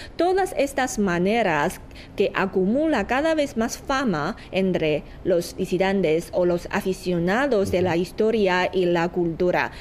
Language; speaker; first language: Spanish; non-native, fluent; Chinese